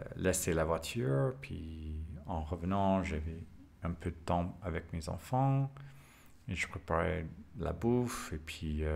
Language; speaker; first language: French; non-native, learner; English